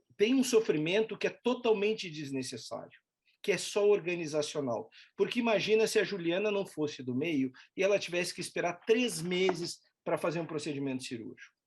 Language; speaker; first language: Portuguese; native; Portuguese